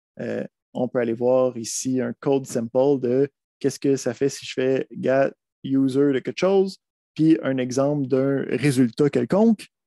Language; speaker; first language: French; native; French